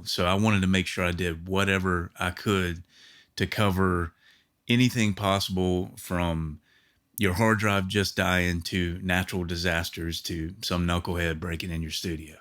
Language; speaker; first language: English; native; English